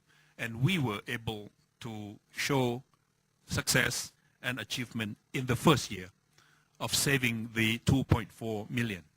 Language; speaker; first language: English; non-native, fluent; Thai